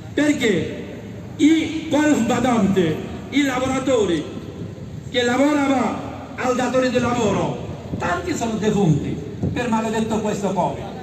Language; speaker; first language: Italian; non-native, fluent; Bangla